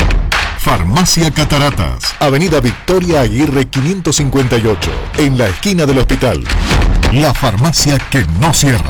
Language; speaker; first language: Spanish; native; Spanish